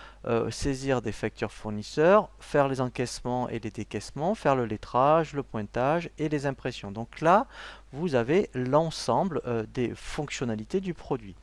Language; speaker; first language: French; native; French